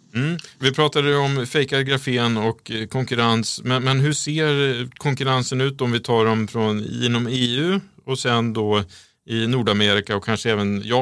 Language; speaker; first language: Swedish; native; Swedish